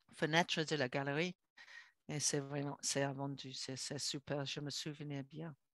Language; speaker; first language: French; non-native, learner; English